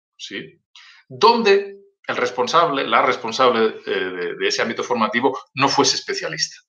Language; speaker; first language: Spanish; native; Spanish